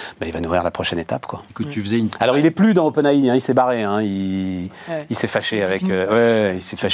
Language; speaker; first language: French; native; French